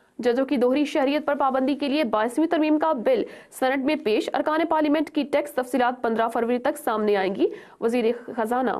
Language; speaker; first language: Urdu; native; Urdu